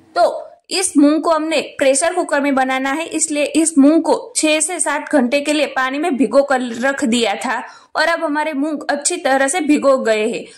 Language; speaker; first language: Hindi; non-native, local second language; Gujarati